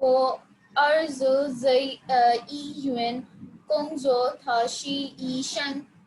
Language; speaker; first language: Chinese; non-native, learner; Hindi